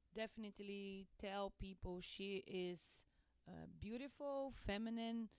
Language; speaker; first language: English; non-native, learner; Portuguese